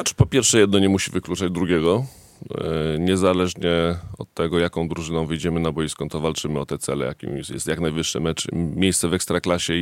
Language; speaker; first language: Polish; native; Polish